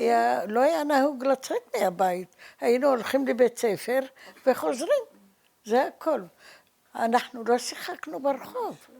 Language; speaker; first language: Hebrew; early bilingual, other home language; Arabic